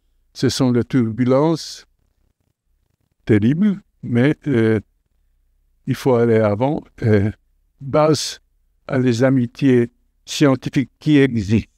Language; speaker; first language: French; non-native, fluent; Polish